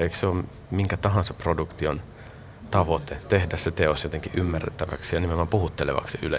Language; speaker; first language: Finnish; native; Finnish